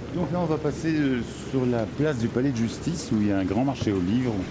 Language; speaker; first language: French; native; French